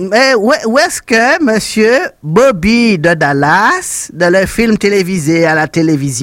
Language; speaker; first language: French; native; French